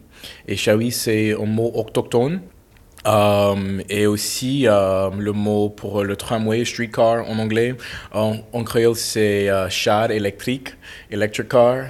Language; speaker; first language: French; non-native, fluent; English